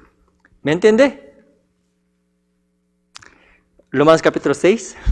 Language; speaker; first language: Spanish; non-native, fluent; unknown